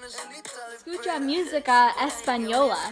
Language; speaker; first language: Spanish; non-native, learner; English